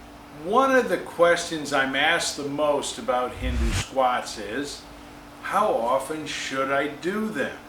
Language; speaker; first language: English; native; English